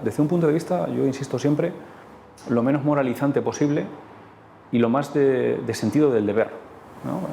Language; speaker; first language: Spanish; native; Spanish